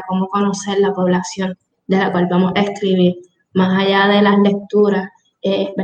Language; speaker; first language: Spanish; native; Spanish